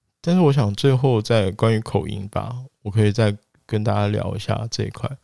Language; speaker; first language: Chinese; non-native, local second language; Wu Chinese